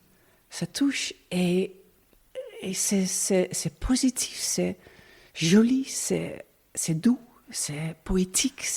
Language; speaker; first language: French; non-native, learner; Dutch